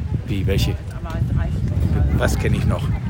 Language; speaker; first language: German; native; German